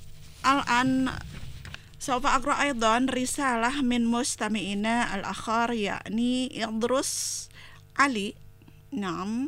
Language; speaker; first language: Arabic; non-native, fluent; Indonesian